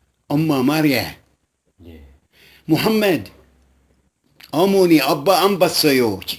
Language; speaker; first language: Korean; non-native, local second language; Arabic